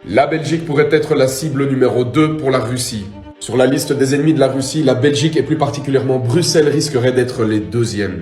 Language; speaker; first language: French; native; French